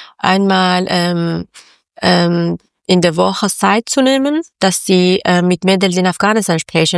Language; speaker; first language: German; non-native, learner; Persian